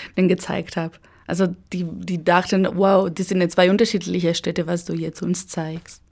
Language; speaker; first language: German; non-native, fluent; Spanish